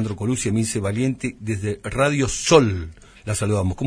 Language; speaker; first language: Spanish; native; Spanish